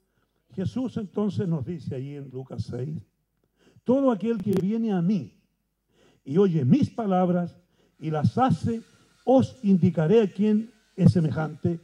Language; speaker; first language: Spanish; native; Spanish